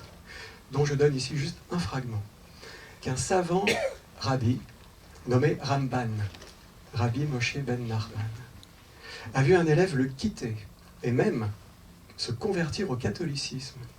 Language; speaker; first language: French; native; French